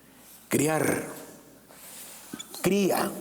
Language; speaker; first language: Spanish; native; Spanish